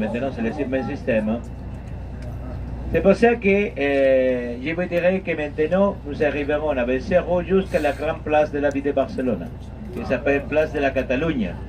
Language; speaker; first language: French; non-native, fluent; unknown